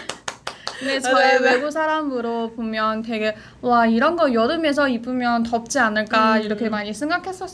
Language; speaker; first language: Korean; non-native, fluent; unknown